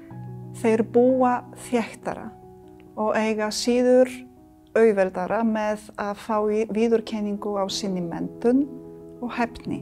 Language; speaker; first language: Icelandic; non-native, fluent; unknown